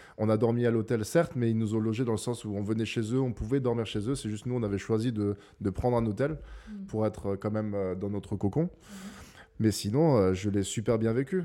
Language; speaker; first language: French; native; French